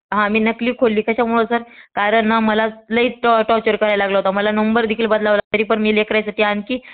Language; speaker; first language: Marathi; native; Marathi